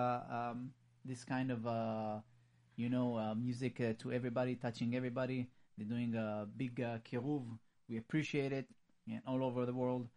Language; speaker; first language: English; non-native, fluent; Hebrew